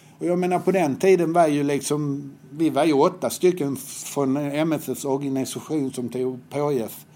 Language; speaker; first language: Swedish; native; Swedish